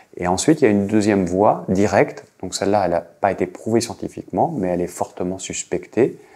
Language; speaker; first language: French; native; French